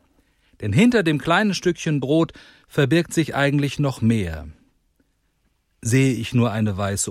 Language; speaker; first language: German; native; German